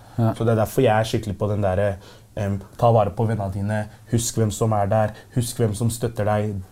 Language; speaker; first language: Norwegian; early bilingual, other home language; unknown